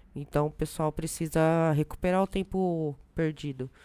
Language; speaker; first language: Portuguese; native; Portuguese